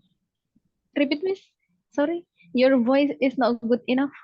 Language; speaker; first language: English; non-native, learner; Indonesian